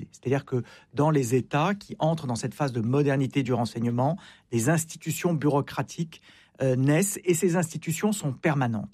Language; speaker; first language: French; native; French